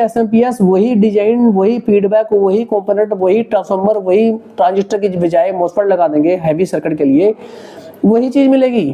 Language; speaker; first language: Hindi; native; Hindi